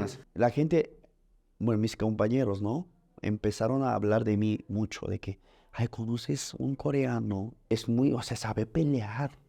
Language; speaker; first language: Spanish; early bilingual, other home language; Korean